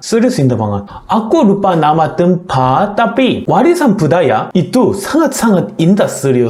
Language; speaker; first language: Indonesian; non-native, learner; Korean